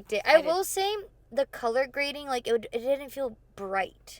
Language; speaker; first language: English; native; English